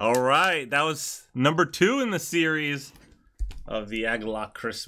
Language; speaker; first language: English; native; English